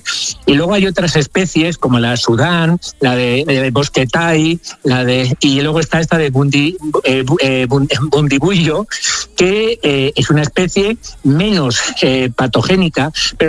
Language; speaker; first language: Spanish; native; Spanish